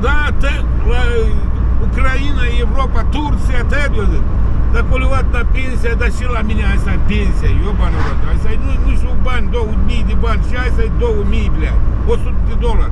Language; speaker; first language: Romanian; non-native, local second language; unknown